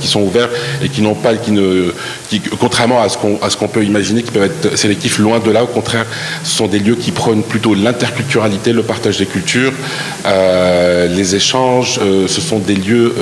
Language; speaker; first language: French; non-native, local second language; Arabic